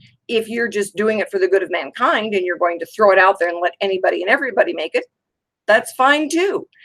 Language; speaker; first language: English; native; English